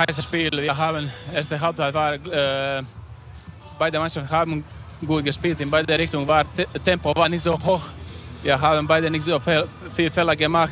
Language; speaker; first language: German; non-native, learner; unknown